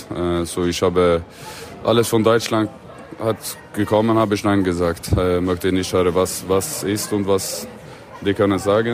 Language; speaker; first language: German; non-native, learner; Swedish